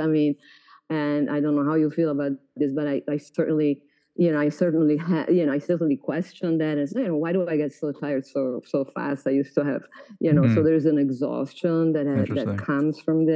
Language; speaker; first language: English; non-native, fluent; Italian